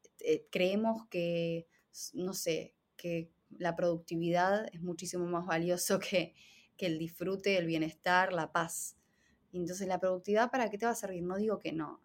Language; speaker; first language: Spanish; native; Spanish